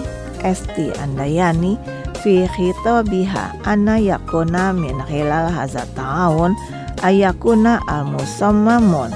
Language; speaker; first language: Arabic; non-native, fluent; Indonesian